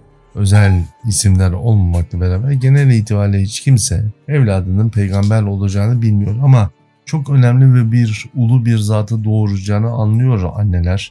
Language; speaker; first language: Turkish; native; Turkish